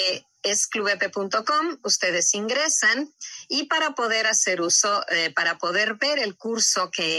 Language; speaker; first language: Spanish; native; Spanish